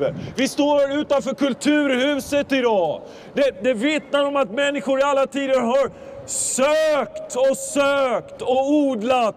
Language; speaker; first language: Swedish; non-native, fluent; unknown